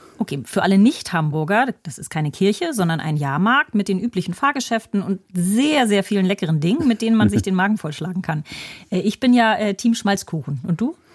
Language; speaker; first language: German; native; German